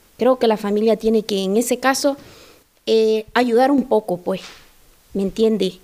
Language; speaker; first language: Spanish; native; Spanish